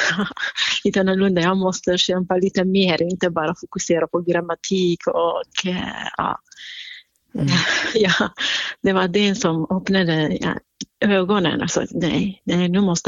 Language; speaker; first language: Swedish; non-native, fluent; Central Kurdish